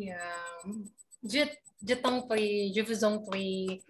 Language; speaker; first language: French; non-native, fluent; Indonesian